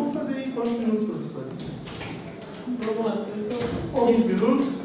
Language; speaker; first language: Portuguese; native; Portuguese